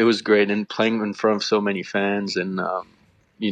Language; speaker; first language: English; non-native, fluent; French